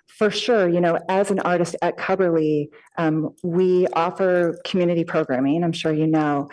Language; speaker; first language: English; native; English